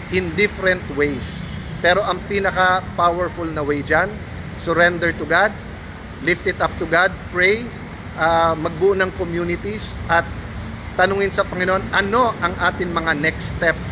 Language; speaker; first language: Filipino; native; Filipino